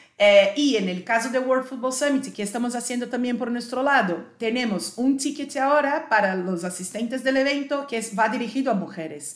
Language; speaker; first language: Spanish; non-native, fluent; Portuguese